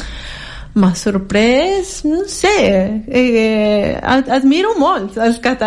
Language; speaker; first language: Catalan; non-native, fluent; Italian